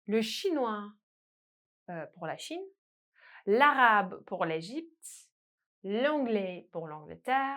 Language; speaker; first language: French; non-native, fluent; English